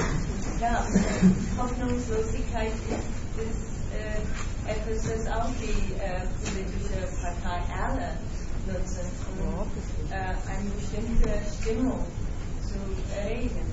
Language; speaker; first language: German; non-native, learner; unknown